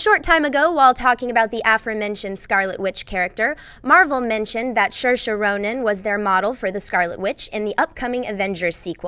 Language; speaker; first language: English; native; English